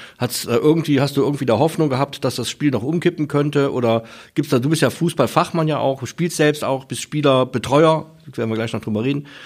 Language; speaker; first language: German; native; German